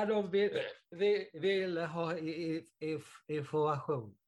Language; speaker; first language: Swedish; non-native, fluent; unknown